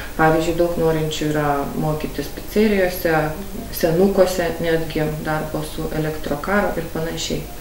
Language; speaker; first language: Lithuanian; non-native, local second language; Russian